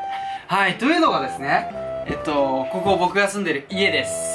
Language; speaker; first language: Japanese; native; Japanese